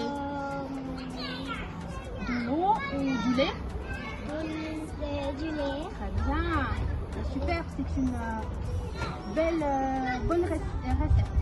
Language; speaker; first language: French; non-native, learner; Ukrainian